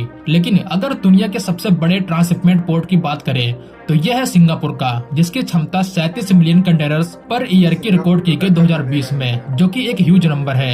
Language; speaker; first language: Hindi; native; Hindi